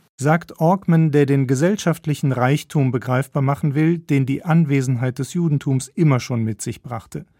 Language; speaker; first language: German; native; German